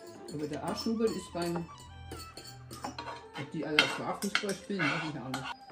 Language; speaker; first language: German; native; German